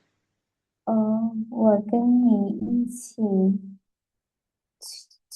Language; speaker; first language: Chinese; non-native, learner; Lao